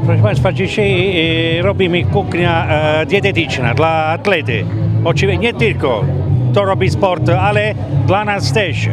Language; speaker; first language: Polish; non-native, learner; Italian